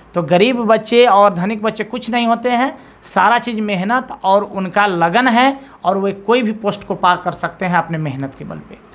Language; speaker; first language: Hindi; native; Hindi